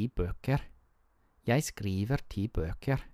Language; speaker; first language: Norwegian; non-native, learner; English